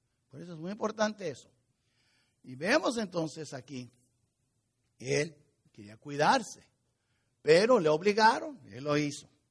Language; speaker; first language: Spanish; non-native, fluent; English